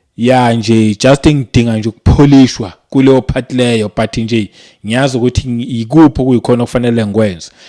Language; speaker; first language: Zulu; native; Zulu